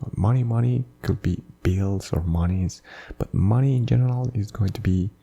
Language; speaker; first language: English; non-native, fluent; Spanish